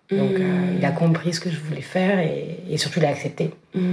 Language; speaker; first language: French; native; French